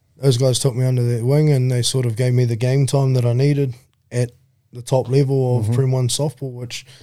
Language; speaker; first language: English; native; English